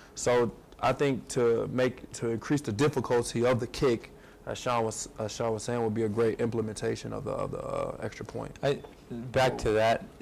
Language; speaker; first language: English; native; English